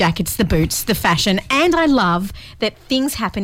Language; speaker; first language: English; native; English